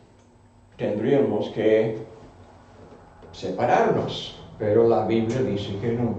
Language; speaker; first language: Spanish; non-native, fluent; English